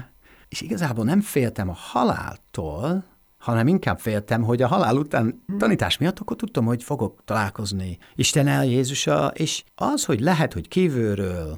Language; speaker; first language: Hungarian; non-native, fluent; English